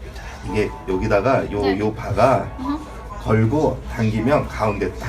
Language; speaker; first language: Korean; native; Korean